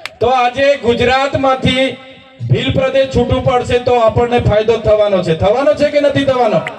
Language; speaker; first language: Gujarati; non-native, local second language; Vasavi